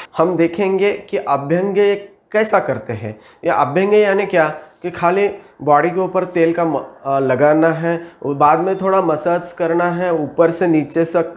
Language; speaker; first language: Hindi; non-native, local second language; Marathi